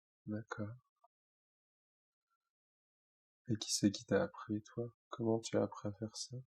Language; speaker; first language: French; native; French